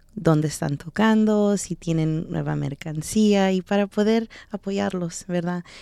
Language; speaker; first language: Spanish; early bilingual, heritage; Spanish